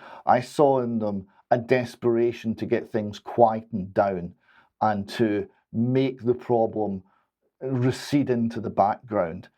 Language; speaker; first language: English; native; English